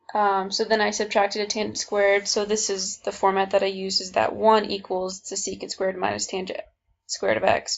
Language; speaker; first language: English; native; English